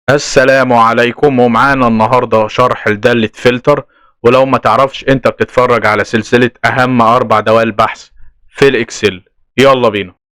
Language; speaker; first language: Arabic; native; Arabic